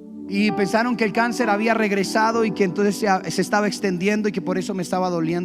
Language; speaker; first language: Spanish; native; Spanish